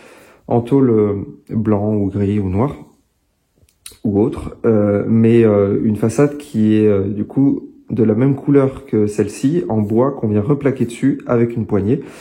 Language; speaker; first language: French; native; French